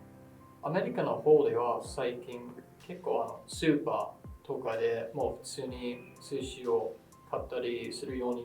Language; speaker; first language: Japanese; non-native, fluent; English